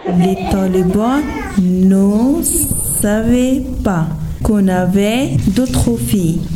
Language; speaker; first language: French; non-native, learner; Persian